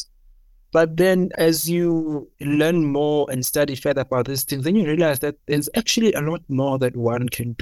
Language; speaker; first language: English; non-native, local second language; Zulu